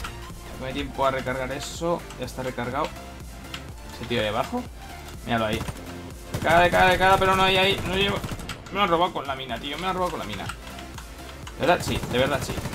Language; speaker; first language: Spanish; native; Spanish